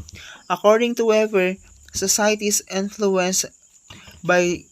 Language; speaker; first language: English; non-native, local second language; Filipino